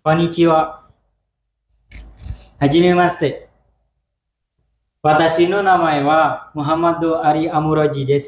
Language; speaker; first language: Japanese; non-native, learner; Indonesian